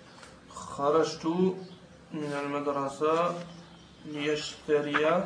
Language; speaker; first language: Arabic; non-native, learner; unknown